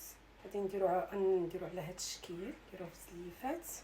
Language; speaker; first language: Arabic; native; Arabic